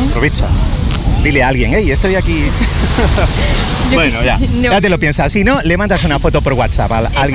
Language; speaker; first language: Spanish; native; Spanish